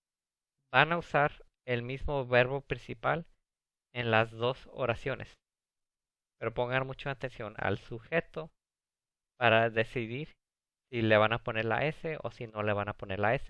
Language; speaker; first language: Spanish; early bilingual, other home language; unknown